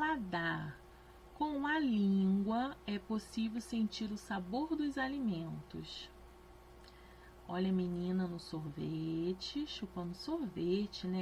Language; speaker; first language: Portuguese; native; Portuguese